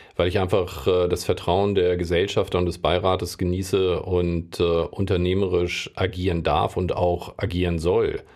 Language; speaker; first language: German; native; German